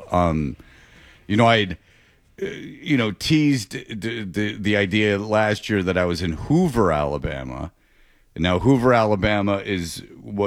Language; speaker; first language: English; native; English